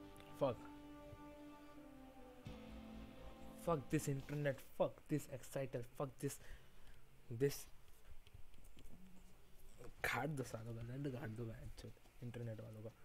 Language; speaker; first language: Hindi; native; Hindi